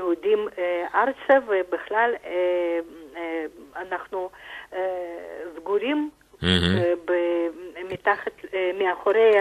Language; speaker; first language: Hebrew; non-native, fluent; Russian